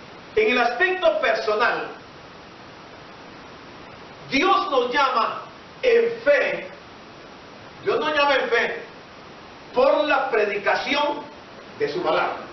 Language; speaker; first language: Spanish; native; Spanish